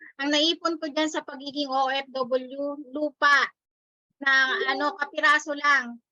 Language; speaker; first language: Filipino; native; Filipino